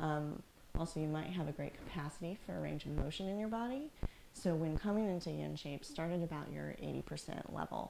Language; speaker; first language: English; native; English